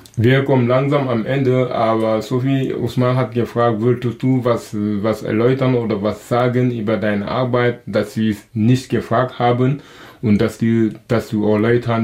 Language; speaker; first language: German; non-native, local second language; Wolof